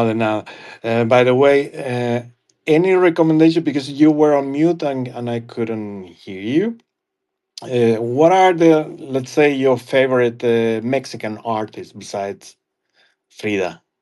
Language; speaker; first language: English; non-native, fluent; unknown